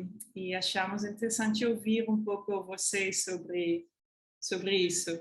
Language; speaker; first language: Portuguese; non-native, fluent; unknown